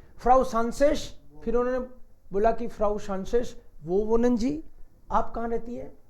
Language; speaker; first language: Hindi; native; Hindi